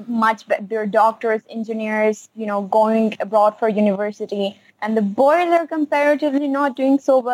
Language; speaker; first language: English; non-native, local second language; Khowar